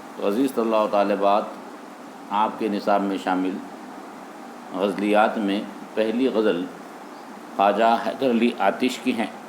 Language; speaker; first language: Urdu; native; Urdu